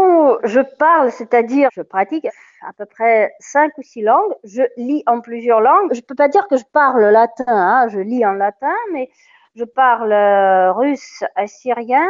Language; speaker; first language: French; non-native, fluent; Russian